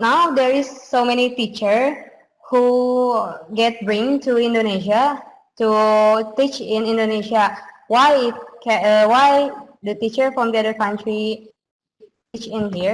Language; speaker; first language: English; non-native, learner; Indonesian